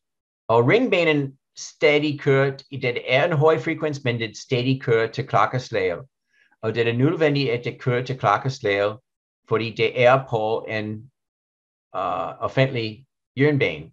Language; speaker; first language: Danish; non-native, learner; English